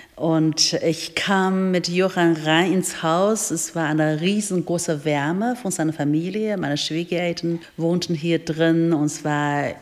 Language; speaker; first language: German; non-native, fluent; Chinese